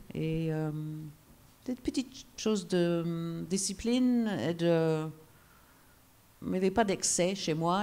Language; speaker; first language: French; non-native, fluent; English